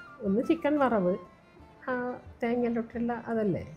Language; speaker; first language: Malayalam; native; Malayalam